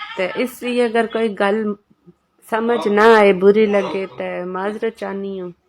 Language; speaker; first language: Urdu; non-native, local second language; Pahari-Potwari